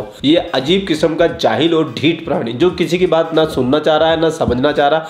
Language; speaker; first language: Hindi; native; Hindi